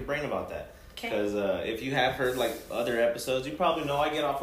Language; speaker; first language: English; early bilingual, other home language; Spanish